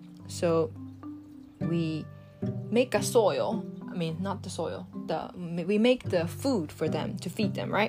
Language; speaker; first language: English; non-native, fluent; Japanese